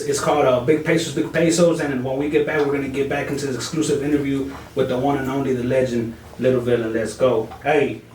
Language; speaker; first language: English; native; English